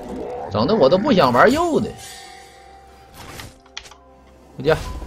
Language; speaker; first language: Chinese; native; Chinese